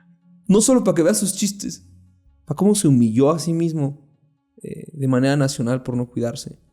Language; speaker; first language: Spanish; native; Spanish